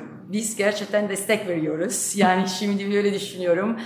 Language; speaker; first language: Turkish; non-native, fluent; Italian